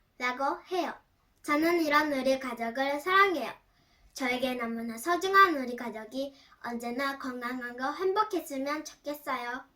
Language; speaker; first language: Korean; early bilingual, heritage; Korean